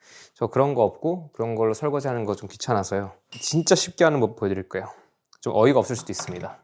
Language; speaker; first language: Korean; native; Korean